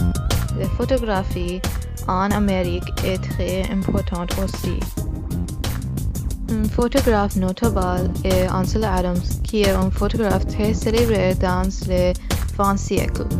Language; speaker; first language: French; non-native, learner; English